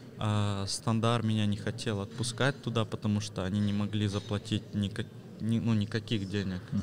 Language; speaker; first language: Russian; early bilingual, heritage; Russian